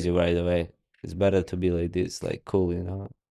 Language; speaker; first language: English; non-native, learner; Russian